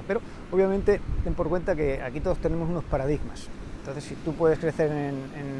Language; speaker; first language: Spanish; native; Spanish